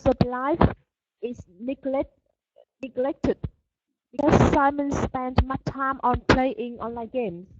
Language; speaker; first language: English; non-native, learner; Vietnamese